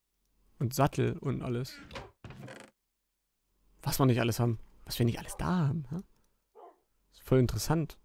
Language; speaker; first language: German; native; German